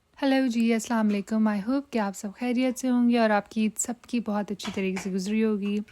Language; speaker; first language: Urdu; native; Urdu